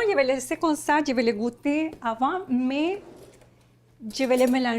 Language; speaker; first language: French; non-native, learner; Spanish